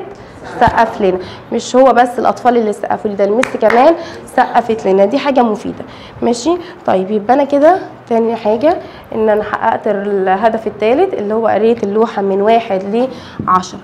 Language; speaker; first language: Arabic; native; Arabic